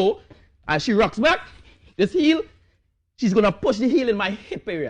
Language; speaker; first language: English; native; English